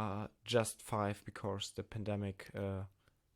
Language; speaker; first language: English; non-native, learner; German